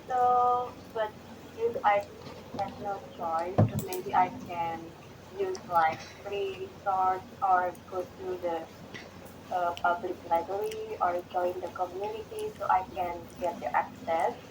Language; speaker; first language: English; non-native, learner; Indonesian